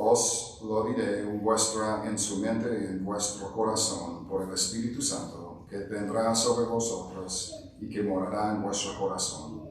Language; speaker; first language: Spanish; non-native, fluent; English